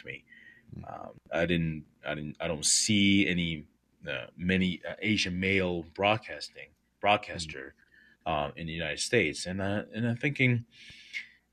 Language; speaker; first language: English; non-native, fluent; Korean